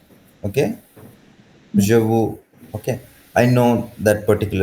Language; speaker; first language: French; non-native, fluent; Hindi